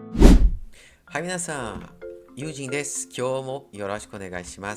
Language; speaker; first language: Japanese; non-native, fluent; Portuguese